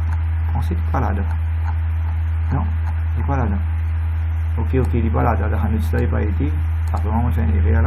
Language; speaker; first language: French; non-native, local second language; Morisyen